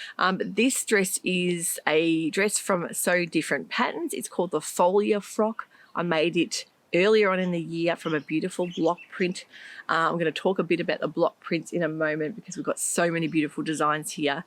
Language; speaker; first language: English; native; English